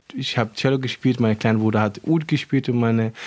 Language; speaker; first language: German; non-native, fluent; Arabic